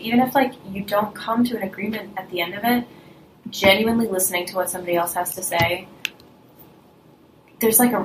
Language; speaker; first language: English; early bilingual, other home language; Russian